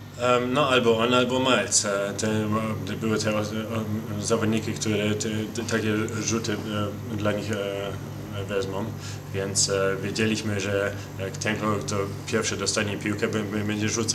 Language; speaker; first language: Polish; early bilingual, heritage; Polish